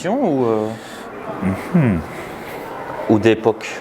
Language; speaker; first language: French; native; French